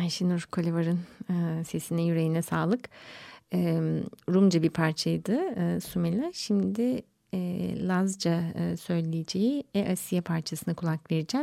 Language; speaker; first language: Turkish; native; Turkish